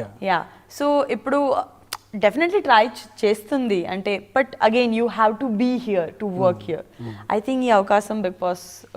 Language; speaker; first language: Telugu; non-native, learner; Gujarati